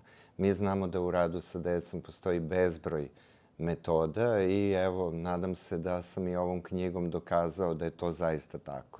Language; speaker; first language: Serbian; native; Serbian